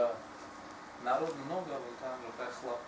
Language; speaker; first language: Russian; non-native, learner; Tajik